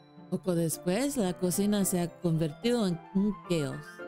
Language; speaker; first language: Spanish; non-native, learner; English